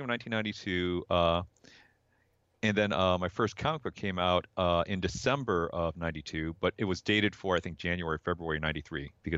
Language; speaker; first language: English; native; English